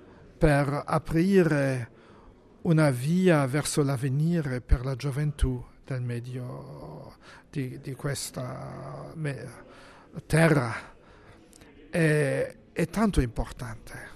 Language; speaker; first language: Italian; non-native, fluent; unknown